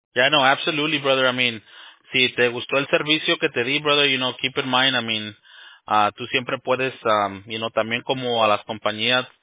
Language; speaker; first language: Spanish; early bilingual, heritage; Spanish